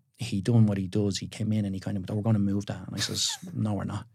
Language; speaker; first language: English; native; English